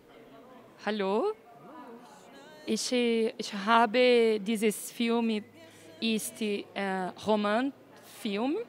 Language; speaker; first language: German; non-native, learner; Portuguese